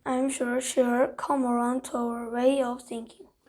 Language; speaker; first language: English; non-native, fluent; Korean